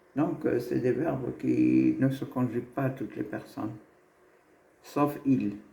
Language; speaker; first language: French; non-native, local second language; Arabic